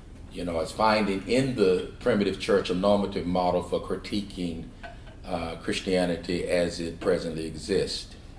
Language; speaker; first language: English; native; English